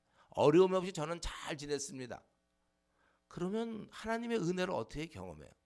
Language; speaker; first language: Korean; native; Korean